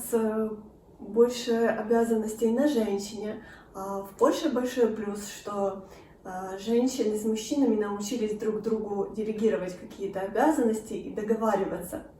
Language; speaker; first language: Russian; native; Russian